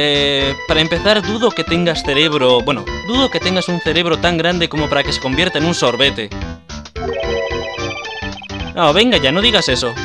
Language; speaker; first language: Spanish; native; Spanish